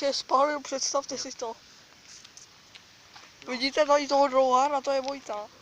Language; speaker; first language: Czech; native; Czech